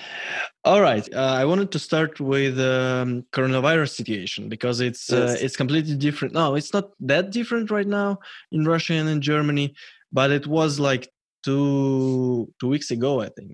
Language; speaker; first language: English; non-native, fluent; Russian